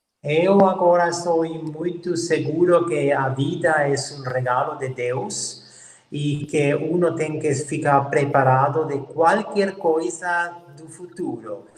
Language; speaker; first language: Portuguese; non-native, learner; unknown